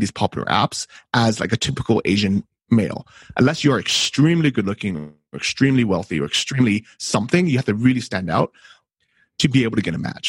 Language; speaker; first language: English; native; English